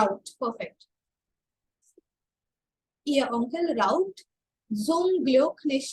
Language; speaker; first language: German; non-native, fluent; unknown